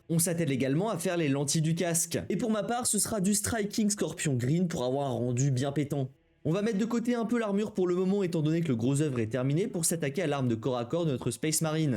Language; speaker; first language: French; native; French